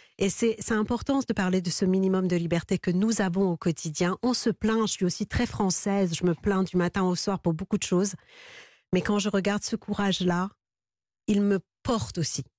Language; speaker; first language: French; early bilingual, other home language; Persian